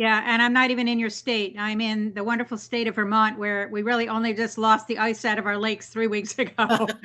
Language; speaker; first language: English; native; English